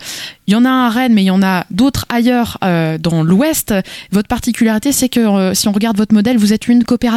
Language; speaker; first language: French; native; French